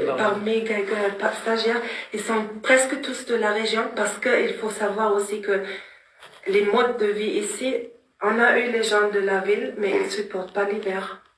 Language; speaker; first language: French; non-native, fluent; German